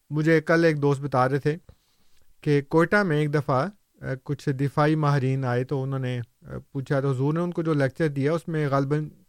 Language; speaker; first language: Urdu; non-native, local second language; Punjabi